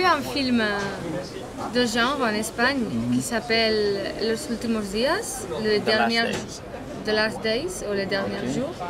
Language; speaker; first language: French; non-native, fluent; Spanish